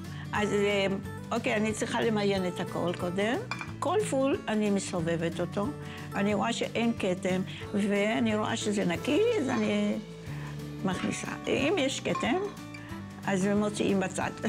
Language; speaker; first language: Hebrew; non-native, fluent; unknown